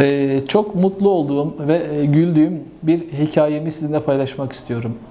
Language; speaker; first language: Turkish; native; Turkish